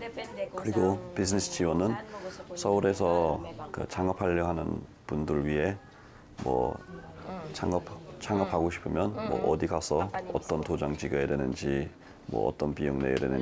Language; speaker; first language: Korean; non-native, fluent; English